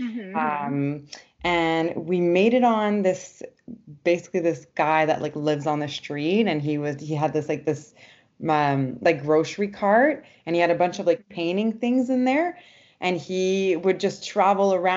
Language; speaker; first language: English; non-native, fluent; French